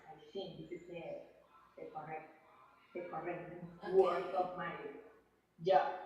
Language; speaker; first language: English; non-native, learner; Spanish